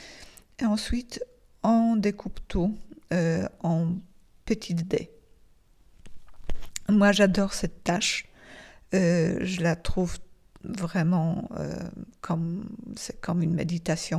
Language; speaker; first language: French; non-native, fluent; Polish